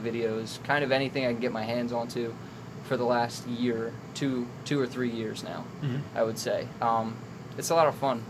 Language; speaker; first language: English; native; English